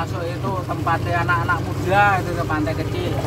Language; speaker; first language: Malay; non-native, local second language; Javanese